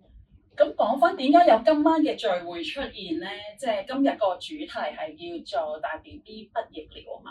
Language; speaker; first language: Cantonese; native; Cantonese